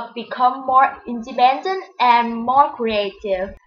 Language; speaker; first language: English; non-native, fluent; Vietnamese